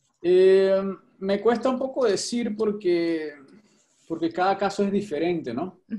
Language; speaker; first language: Spanish; native; Spanish